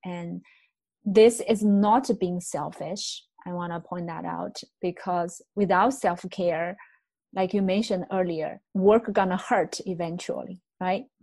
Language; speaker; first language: English; non-native, fluent; Chinese